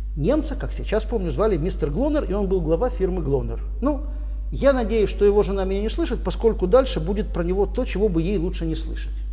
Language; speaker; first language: Russian; native; Russian